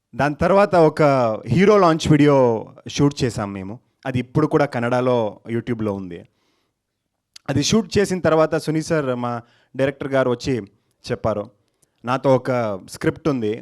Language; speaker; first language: Telugu; non-native, learner; Kannada